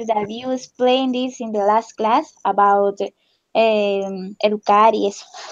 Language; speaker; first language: English; non-native, learner; Spanish